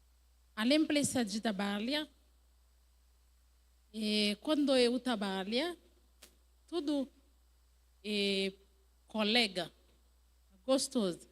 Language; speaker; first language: Portuguese; non-native, learner; French